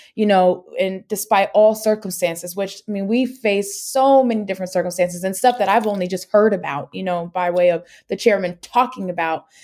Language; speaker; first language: English; native; English